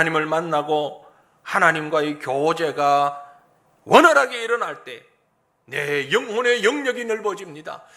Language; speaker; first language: Korean; native; Korean